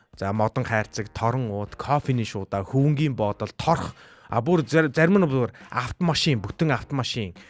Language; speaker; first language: Mongolian; native; Mongolian